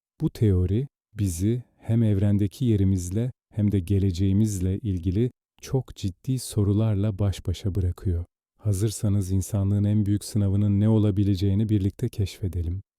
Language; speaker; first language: Turkish; native; Turkish